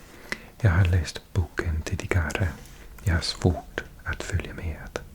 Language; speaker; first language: Swedish; non-native, learner; English